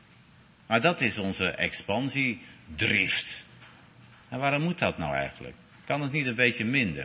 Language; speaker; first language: Dutch; native; Dutch